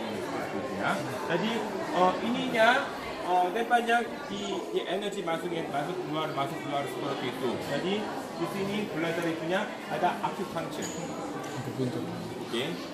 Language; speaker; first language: Indonesian; non-native, learner; Korean